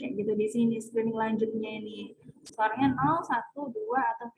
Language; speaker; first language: Indonesian; native; Indonesian